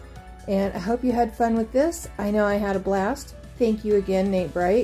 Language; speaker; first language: English; native; English